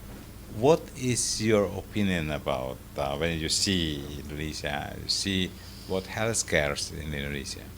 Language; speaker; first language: English; non-native, fluent; Indonesian